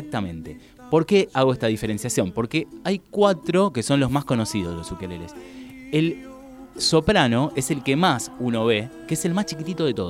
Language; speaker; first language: Spanish; native; Spanish